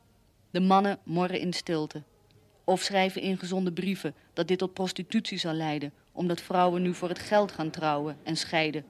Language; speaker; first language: Dutch; native; Dutch